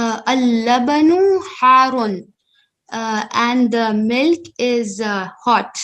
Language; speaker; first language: English; non-native, learner; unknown